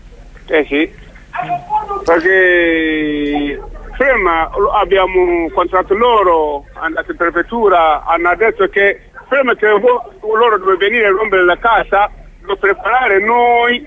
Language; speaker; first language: Italian; non-native, local second language; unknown